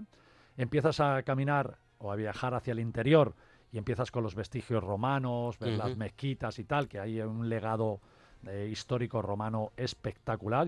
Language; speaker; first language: Spanish; native; Spanish